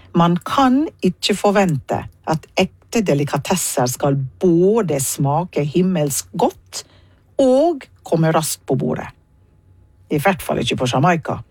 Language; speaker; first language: Norwegian; non-native, fluent; English